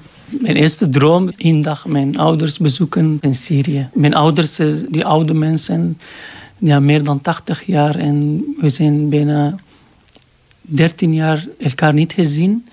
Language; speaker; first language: Dutch; non-native, learner; Arabic